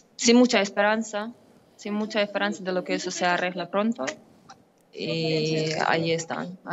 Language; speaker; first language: Spanish; non-native, fluent; Ukrainian